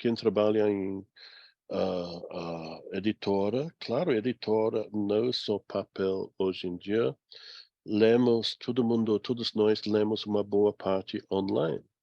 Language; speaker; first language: Portuguese; non-native, fluent; English